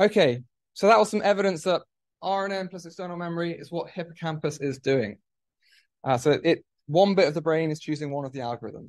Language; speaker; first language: English; native; English